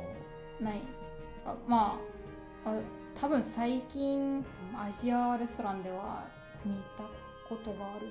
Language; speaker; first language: Japanese; non-native, learner; German